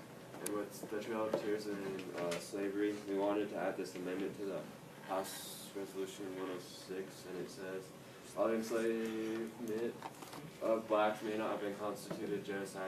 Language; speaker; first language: English; native; English